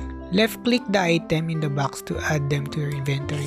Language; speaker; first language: English; non-native, local second language; Filipino